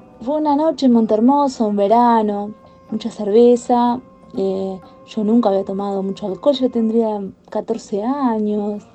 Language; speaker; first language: Spanish; native; Spanish